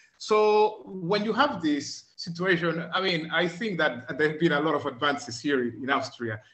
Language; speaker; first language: English; non-native, fluent; Spanish